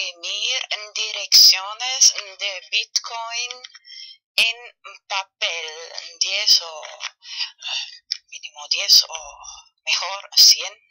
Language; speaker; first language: Spanish; non-native, fluent; German